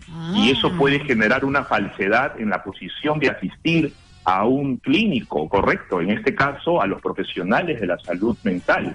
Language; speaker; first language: Spanish; native; Spanish